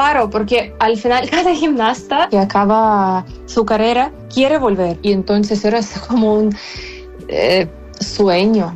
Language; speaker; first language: Spanish; non-native, fluent; Ukrainian